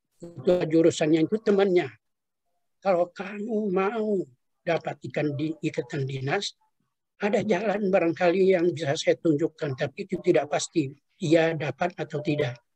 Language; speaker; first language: Indonesian; non-native, local second language; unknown